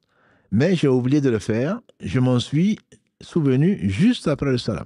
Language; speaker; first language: French; native; French